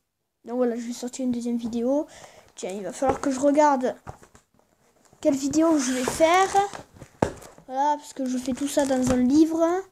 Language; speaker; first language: French; native; French